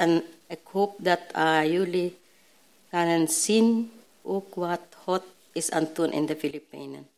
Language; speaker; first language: Dutch; non-native, learner; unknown